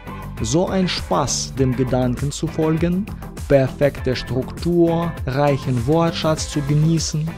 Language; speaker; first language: German; non-native, fluent; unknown